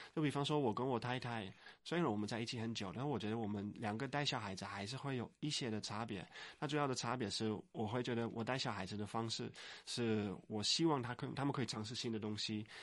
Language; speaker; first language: Chinese; non-native, fluent; Dutch